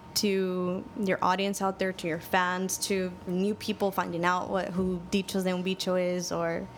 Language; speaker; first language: English; native; English